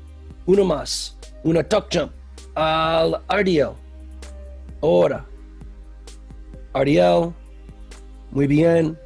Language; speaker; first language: Spanish; non-native, learner; English